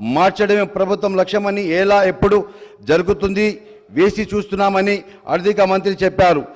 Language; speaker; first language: Telugu; non-native, local second language; Urdu